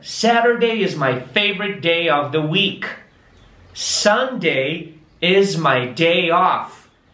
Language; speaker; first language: English; non-native, fluent; Portuguese